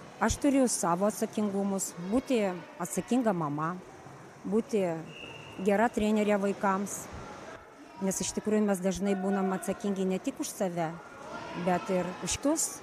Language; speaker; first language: Lithuanian; non-native, local second language; Russian